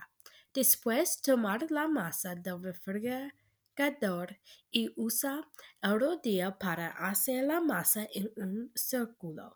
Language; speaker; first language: Spanish; non-native, learner; English